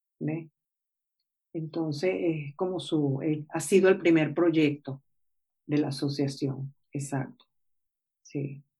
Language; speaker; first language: Spanish; native; Spanish